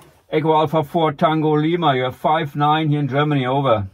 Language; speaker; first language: English; non-native, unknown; German